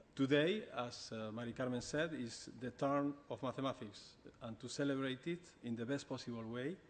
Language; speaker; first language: English; non-native, fluent; Basque